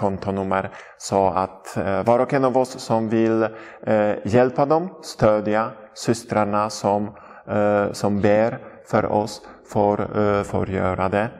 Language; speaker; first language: Swedish; non-native, fluent; Polish